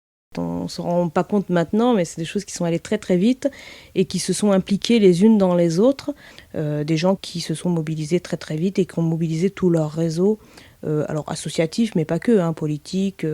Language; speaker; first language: French; native; French